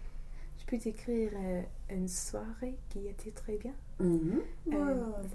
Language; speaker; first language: French; non-native, fluent; English